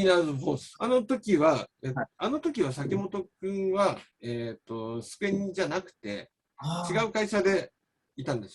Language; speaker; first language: Japanese; native; Japanese